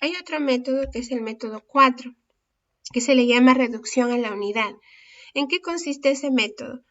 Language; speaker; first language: Spanish; native; Spanish